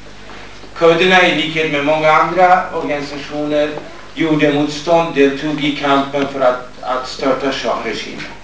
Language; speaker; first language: Swedish; non-native, fluent; Kurdish